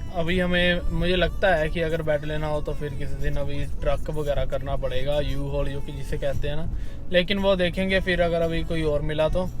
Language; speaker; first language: Hindi; non-native, local second language; Punjabi